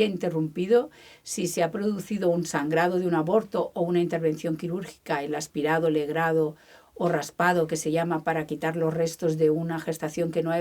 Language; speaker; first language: Spanish; native; Spanish